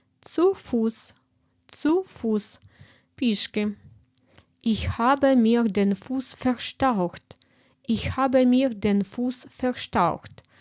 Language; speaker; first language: German; non-native, fluent; Ukrainian